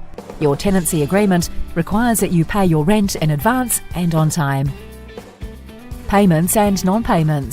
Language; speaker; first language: English; native; English